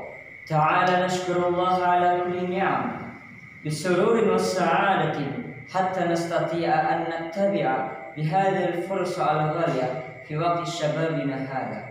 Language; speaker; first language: Arabic; non-native, learner; Indonesian